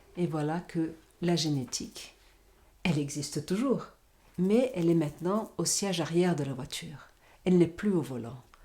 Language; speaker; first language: French; non-native, fluent; Portuguese